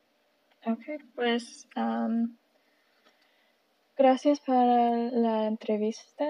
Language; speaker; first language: Spanish; early bilingual, heritage; Spanish